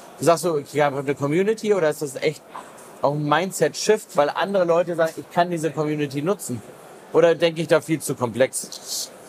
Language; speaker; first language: German; native; German